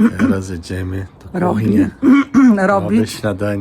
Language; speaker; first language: Polish; non-native, learner; Portuguese